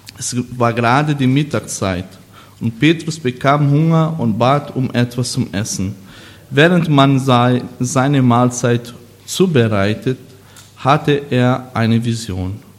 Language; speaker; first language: German; non-native, learner; Portuguese